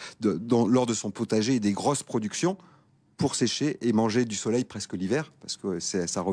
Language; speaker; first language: French; native; French